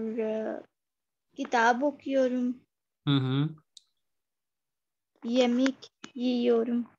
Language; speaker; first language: Turkish; non-native, learner; Urdu